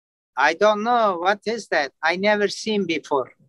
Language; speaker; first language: English; non-native, learner; Turkish